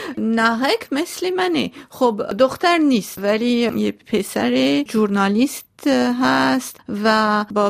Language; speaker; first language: Persian; non-native, local second language; Armenian